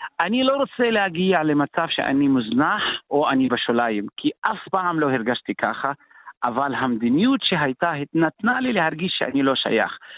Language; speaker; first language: Hebrew; non-native, local second language; Arabic